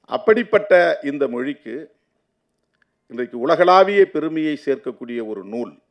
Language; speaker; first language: Tamil; native; Tamil